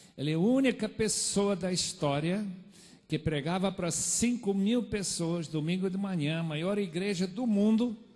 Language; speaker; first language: Portuguese; non-native, fluent; English